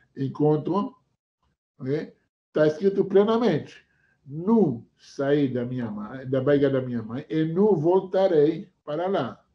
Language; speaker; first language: Portuguese; non-native, fluent; Hebrew